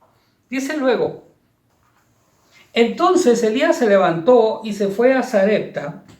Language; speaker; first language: Spanish; native; Spanish